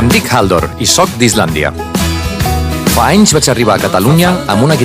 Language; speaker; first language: Catalan; non-native, fluent; Icelandic